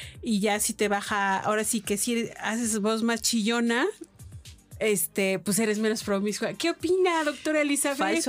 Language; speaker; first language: Spanish; native; Spanish